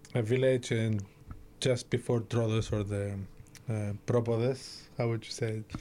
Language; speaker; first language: English; early bilingual, other home language; Greek